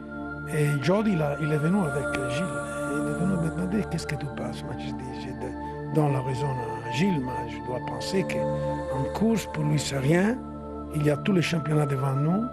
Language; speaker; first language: French; non-native, fluent; Italian